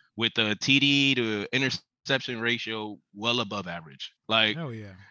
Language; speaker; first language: English; early bilingual, other home language; Spanish